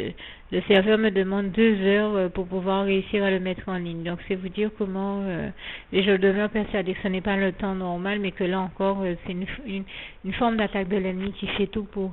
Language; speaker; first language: French; native; French